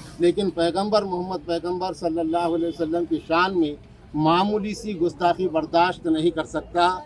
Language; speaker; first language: Urdu; native; Urdu